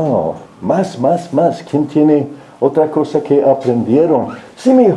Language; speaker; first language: Spanish; non-native, fluent; English